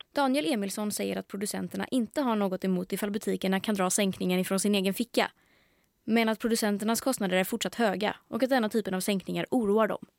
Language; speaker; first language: Swedish; native; Swedish